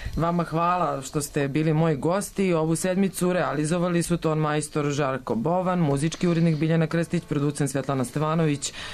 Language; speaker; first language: Serbian; native; Serbian